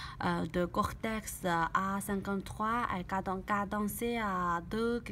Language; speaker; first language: French; non-native, learner; Chinese